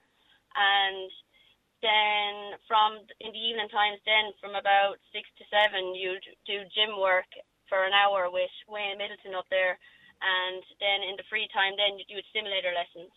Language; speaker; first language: English; native; English